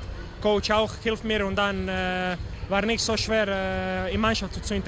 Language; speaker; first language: German; non-native, fluent; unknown